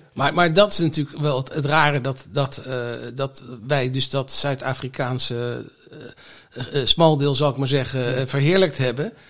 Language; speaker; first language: Dutch; native; Dutch